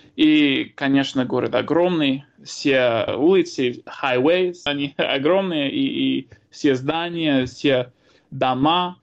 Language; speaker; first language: Russian; non-native, fluent; English